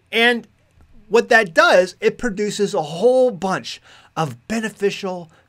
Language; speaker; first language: English; native; English